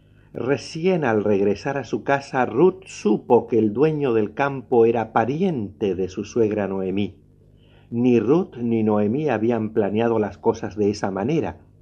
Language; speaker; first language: Spanish; native; Spanish